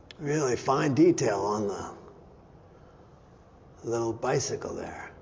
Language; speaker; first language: English; native; English